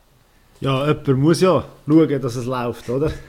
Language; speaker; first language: German; native; German